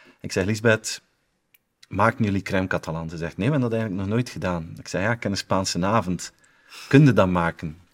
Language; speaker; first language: Dutch; native; Dutch